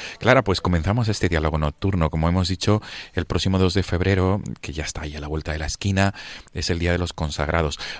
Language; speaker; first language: Spanish; native; Spanish